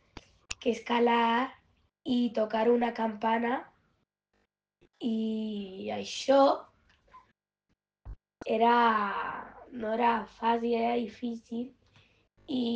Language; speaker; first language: Catalan; non-native, local second language; Spanish